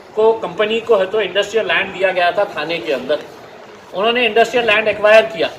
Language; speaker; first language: Hindi; non-native, local second language; Marathi